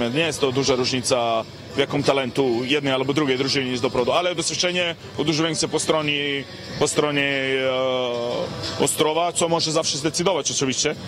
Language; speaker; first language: Polish; non-native, fluent; Serbian